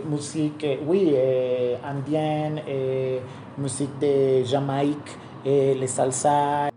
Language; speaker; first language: French; non-native, learner; Spanish